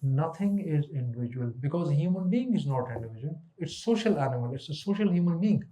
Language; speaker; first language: English; non-native, local second language; Urdu